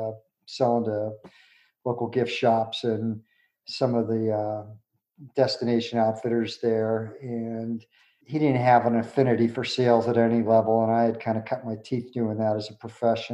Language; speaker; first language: English; native; English